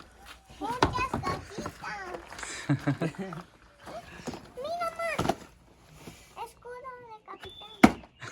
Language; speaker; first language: Spanish; non-native, learner; French